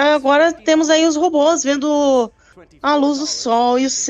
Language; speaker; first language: Portuguese; native; Portuguese